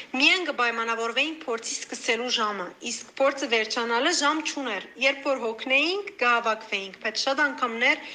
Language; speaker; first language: Armenian; native; Armenian